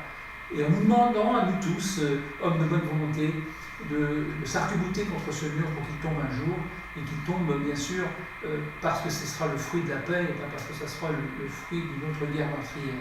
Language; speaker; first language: French; native; French